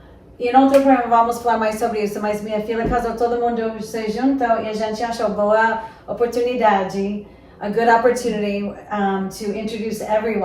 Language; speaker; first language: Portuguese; non-native, fluent; English